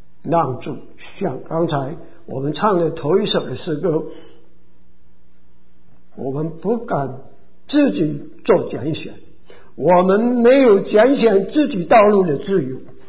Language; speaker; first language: Chinese; native; Chinese